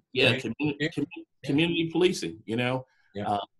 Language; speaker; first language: English; native; English